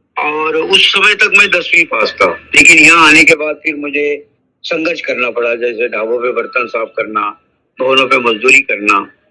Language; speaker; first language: Hindi; non-native, local second language; Marathi